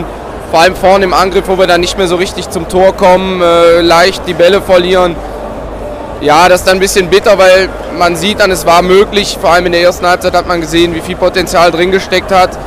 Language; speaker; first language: German; native; German